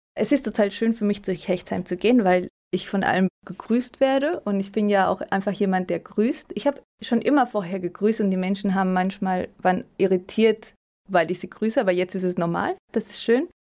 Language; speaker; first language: German; early bilingual, other home language; Spanish